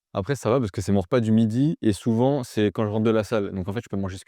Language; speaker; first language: French; native; French